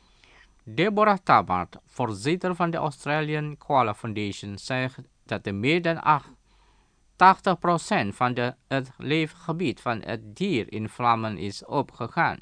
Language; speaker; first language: Dutch; non-native, fluent; Indonesian